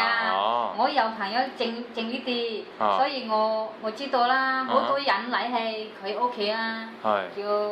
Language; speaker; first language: Cantonese; non-native, learner; Indonesian